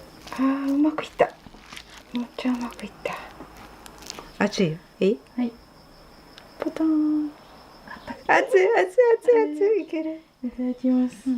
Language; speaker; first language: Japanese; native; Japanese